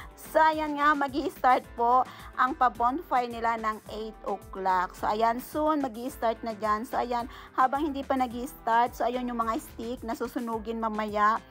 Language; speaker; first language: Filipino; native; Filipino